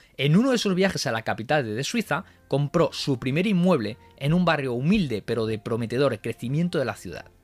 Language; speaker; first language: Spanish; native; Spanish